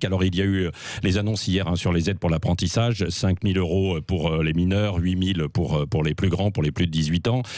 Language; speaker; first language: French; native; French